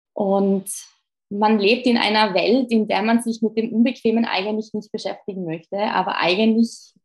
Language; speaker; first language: German; native; German